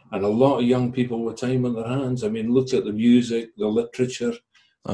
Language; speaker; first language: English; early bilingual, other home language; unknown